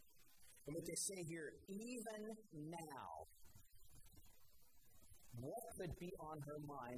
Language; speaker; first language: English; native; English